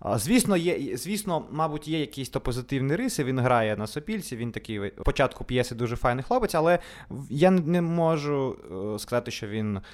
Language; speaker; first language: Ukrainian; non-native, local second language; Russian